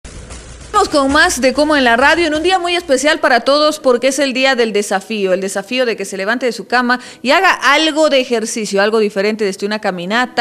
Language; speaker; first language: Spanish; native; Spanish